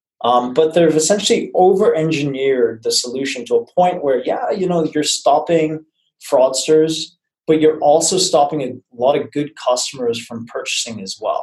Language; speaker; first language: English; native; English